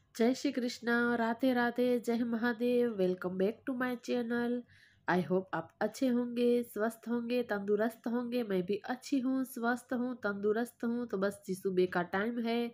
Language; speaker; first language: Hindi; non-native, local second language; Gujarati